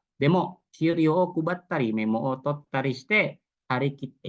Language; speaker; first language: Japanese; non-native, fluent; Indonesian